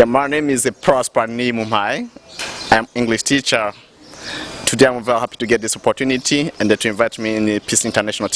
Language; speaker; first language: English; non-native, local second language; Rundi